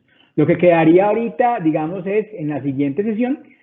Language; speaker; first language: Spanish; native; Spanish